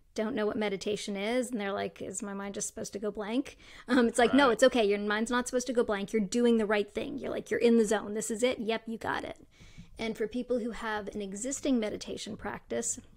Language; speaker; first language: English; native; English